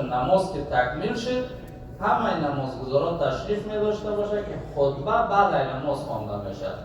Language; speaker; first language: Persian; native; Persian